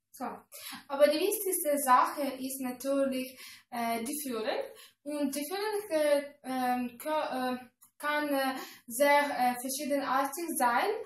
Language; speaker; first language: German; non-native, learner; Russian